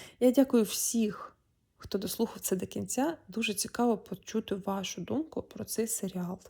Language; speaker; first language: Ukrainian; non-native, local second language; Russian